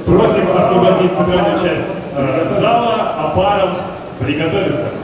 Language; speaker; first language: Russian; native; Russian